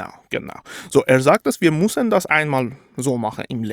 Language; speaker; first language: German; non-native, fluent; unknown